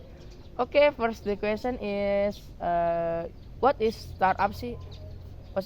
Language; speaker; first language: English; non-native, learner; Indonesian